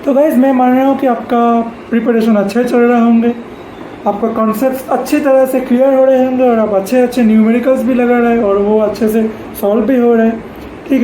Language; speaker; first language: Hindi; non-native, local second language; Bangla